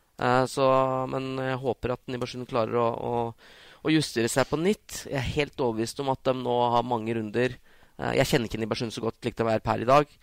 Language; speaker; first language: Norwegian; native; Norwegian